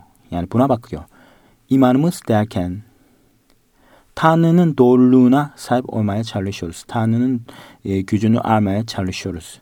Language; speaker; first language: Turkish; non-native, fluent; Korean